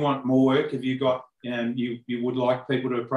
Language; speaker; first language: English; native; English